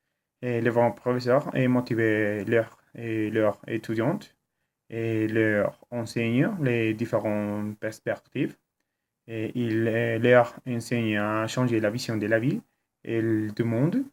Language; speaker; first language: French; non-native, learner; Spanish